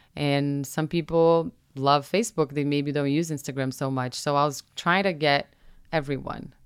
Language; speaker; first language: English; non-native, fluent; Portuguese